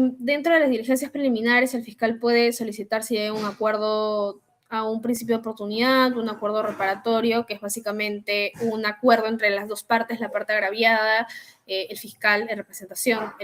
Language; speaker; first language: Spanish; native; Spanish